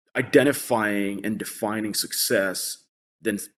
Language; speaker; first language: English; non-native, fluent; Swedish